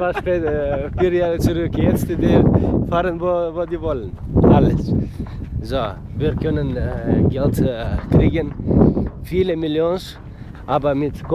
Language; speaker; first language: German; non-native, learner; Bulgarian